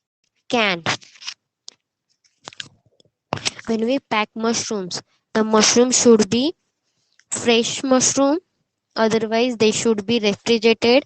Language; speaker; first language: English; non-native, local second language; Hindi